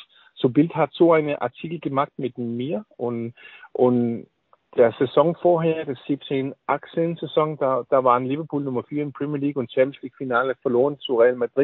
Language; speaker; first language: German; non-native, learner; Danish